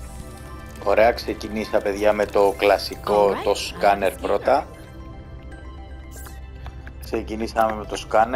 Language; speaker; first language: Greek; native; Greek